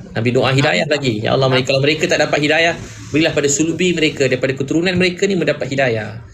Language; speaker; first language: Malay; native; Malay